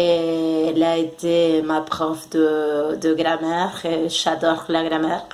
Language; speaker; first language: French; non-native, fluent; Spanish